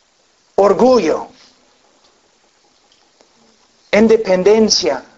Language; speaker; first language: Spanish; non-native, fluent; English